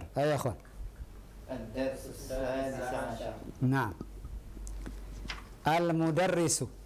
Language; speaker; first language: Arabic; non-native, fluent; Indonesian